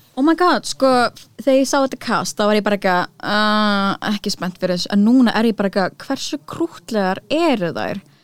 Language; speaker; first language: Icelandic; native; Icelandic